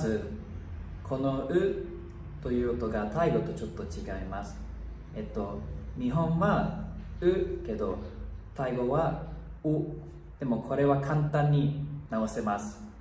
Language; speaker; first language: Japanese; non-native, fluent; English